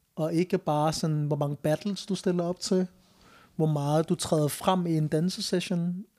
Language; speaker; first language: Danish; early bilingual, other home language; Thai